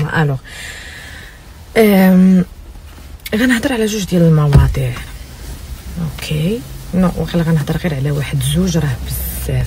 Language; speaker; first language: Arabic; native; Arabic